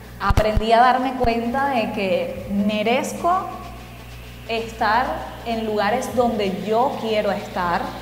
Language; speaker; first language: Spanish; native; Spanish